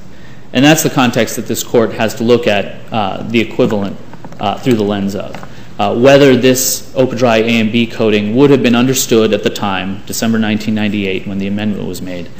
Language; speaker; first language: English; native; English